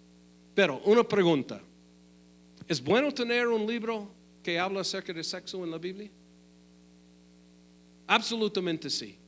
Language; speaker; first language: Spanish; non-native, fluent; English